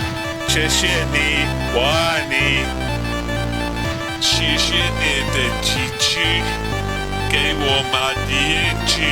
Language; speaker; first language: Chinese; non-native, learner; English